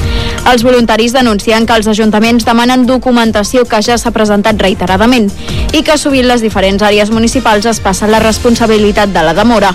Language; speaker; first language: Catalan; native; Catalan